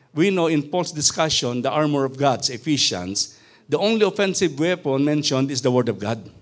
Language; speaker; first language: English; non-native, local second language; Filipino